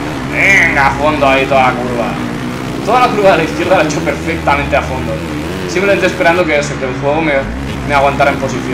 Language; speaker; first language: Spanish; native; Spanish